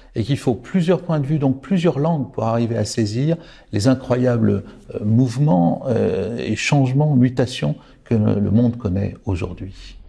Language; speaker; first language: French; native; French